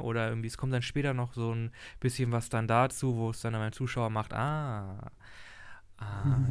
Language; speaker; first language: German; native; German